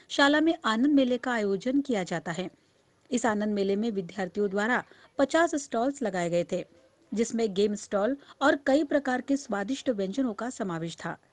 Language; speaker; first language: Hindi; non-native, local second language; Marathi